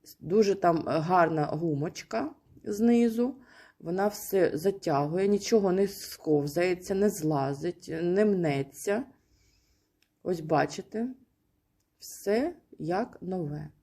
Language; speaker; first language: Ukrainian; native; Ukrainian